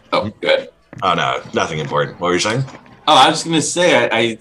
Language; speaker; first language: English; native; English